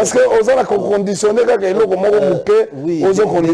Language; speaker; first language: French; non-native, local second language; Lingala